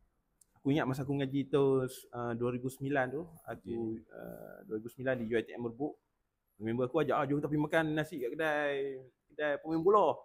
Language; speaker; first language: Malay; native; Malay